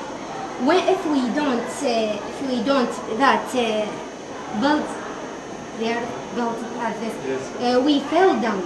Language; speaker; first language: English; non-native, learner; Arabic